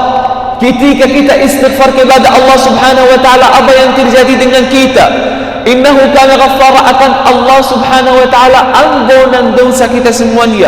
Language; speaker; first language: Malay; non-native, fluent; Arabic